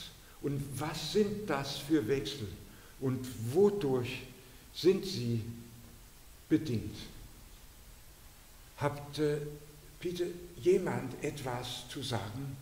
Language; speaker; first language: German; non-native, fluent; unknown